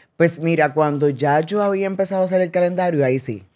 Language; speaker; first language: Spanish; native; Spanish